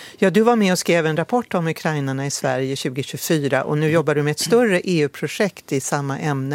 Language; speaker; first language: Swedish; native; Swedish